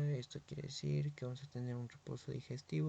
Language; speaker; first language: Spanish; native; Spanish